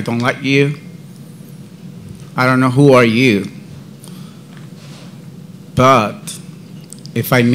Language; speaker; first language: English; non-native, learner; Spanish